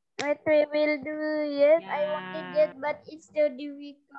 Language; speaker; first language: English; non-native, learner; Indonesian